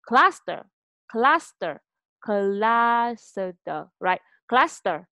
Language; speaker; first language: English; non-native, fluent; Vietnamese